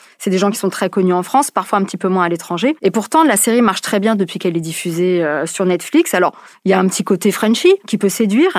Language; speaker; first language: French; native; French